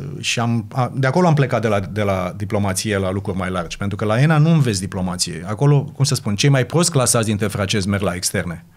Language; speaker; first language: Romanian; native; Romanian